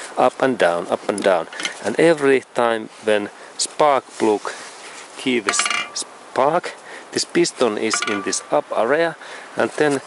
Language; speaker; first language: English; non-native, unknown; Finnish